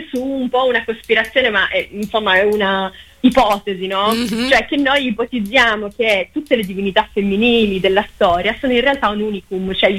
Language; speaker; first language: Italian; native; Italian